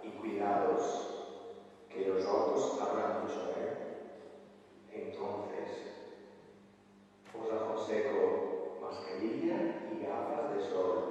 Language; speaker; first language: Spanish; non-native, fluent; Italian